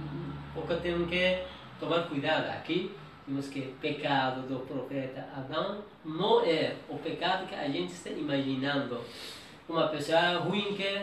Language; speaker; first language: Portuguese; non-native, learner; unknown